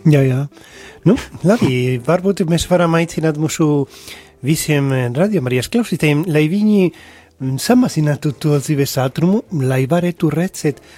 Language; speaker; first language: Latvian; non-native, fluent; Spanish